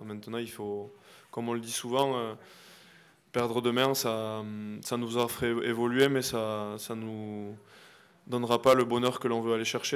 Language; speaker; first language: French; native; French